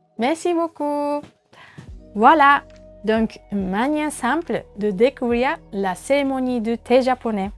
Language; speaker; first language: French; non-native, fluent; Japanese